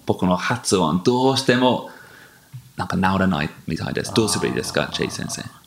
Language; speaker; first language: Japanese; non-native, learner; English